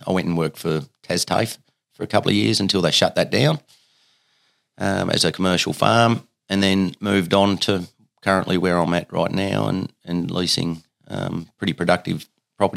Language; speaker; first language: English; native; English